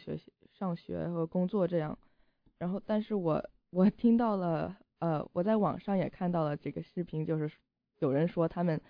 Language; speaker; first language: Chinese; early bilingual, heritage; Chinese